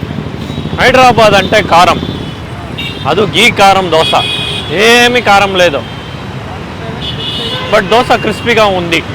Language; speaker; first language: Telugu; non-native, learner; Kannada